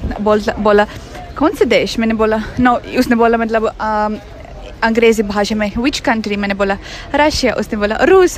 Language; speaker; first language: Hindi; non-native, fluent; Russian